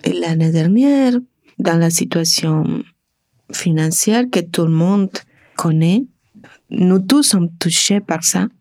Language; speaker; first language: French; non-native, learner; Spanish